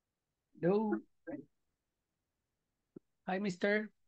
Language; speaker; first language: English; non-native, fluent; Spanish